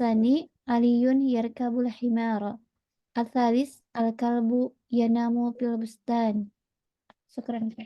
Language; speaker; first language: Arabic; non-native, learner; Indonesian